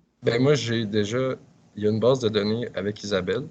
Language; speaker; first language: French; native; French